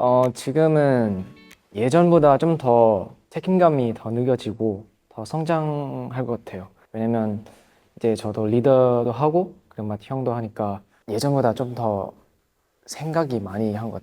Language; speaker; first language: Korean; non-native, fluent; Thai